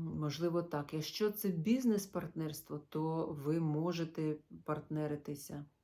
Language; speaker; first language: Ukrainian; non-native, local second language; Russian